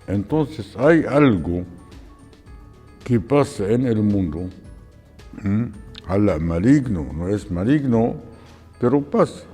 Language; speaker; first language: Spanish; non-native, fluent; Arabic